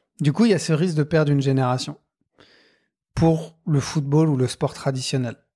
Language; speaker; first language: French; native; French